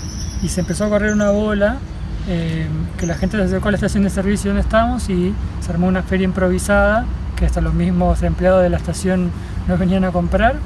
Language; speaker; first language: Spanish; native; Spanish